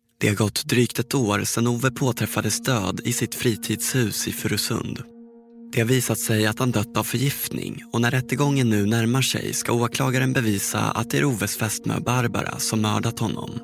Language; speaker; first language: Swedish; native; Swedish